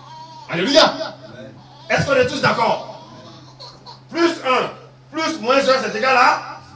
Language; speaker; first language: French; native; French